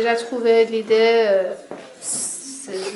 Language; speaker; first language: French; non-native, fluent; Persian